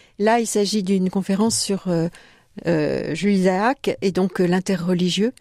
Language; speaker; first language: French; native; French